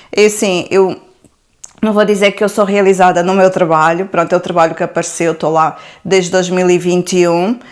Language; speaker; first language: Portuguese; native; Portuguese